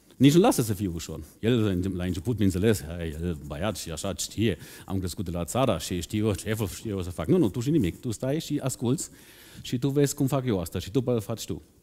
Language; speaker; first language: Romanian; non-native, fluent; German